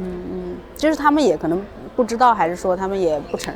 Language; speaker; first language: Chinese; native; Chinese